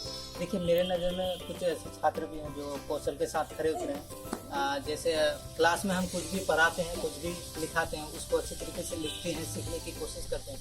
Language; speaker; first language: Hindi; native; Hindi